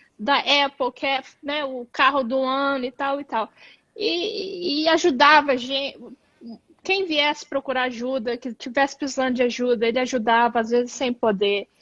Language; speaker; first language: Portuguese; native; Portuguese